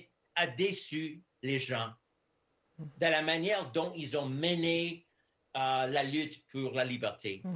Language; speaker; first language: French; non-native, fluent; English